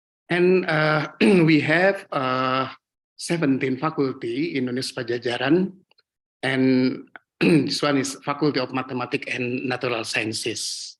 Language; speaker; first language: English; non-native, learner; Indonesian